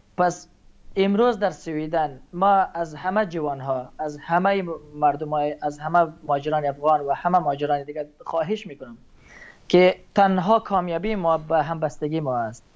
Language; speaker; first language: Persian; native; Persian